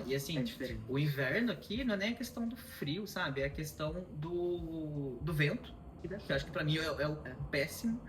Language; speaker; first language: Portuguese; native; Portuguese